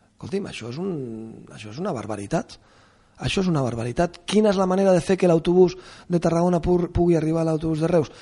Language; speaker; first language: Catalan; non-native, local second language; Spanish